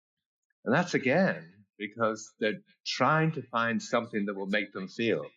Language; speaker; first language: English; native; English